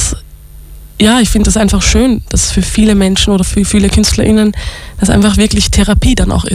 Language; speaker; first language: German; native; German